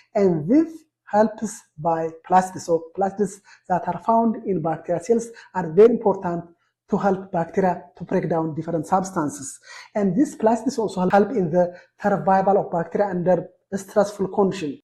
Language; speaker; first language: English; non-native, local second language; Amharic